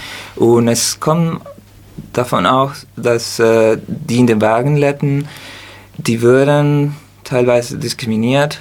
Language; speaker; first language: German; non-native, learner; Spanish